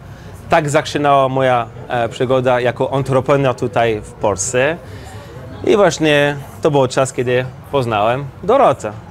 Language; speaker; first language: Polish; non-native, learner; French